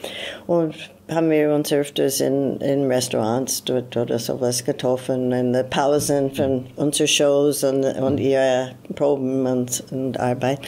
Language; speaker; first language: German; non-native, fluent; English